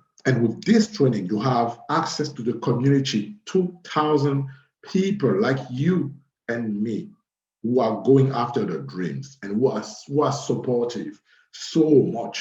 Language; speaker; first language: English; non-native, fluent; French